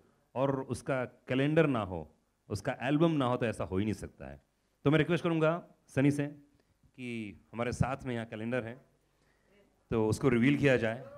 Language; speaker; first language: Hindi; native; Hindi